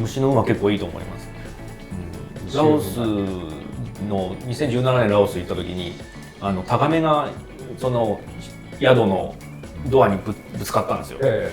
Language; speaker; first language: Japanese; native; Japanese